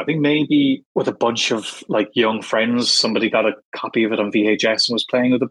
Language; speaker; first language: English; native; English